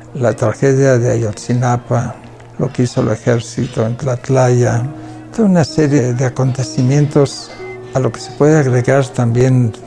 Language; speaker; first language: Spanish; non-native, local second language; Catalan